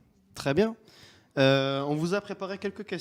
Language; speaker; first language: French; native; French